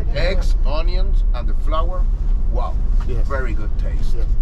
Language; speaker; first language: English; non-native, fluent; Spanish